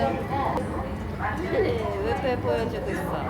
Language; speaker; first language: Korean; non-native, fluent; Swedish